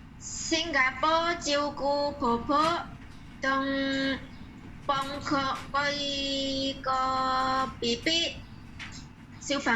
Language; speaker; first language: Cantonese; non-native, learner; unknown